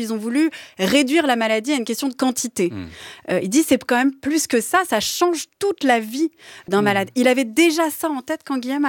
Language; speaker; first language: French; native; French